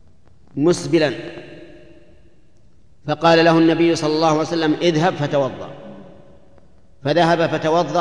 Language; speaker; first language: Arabic; native; Arabic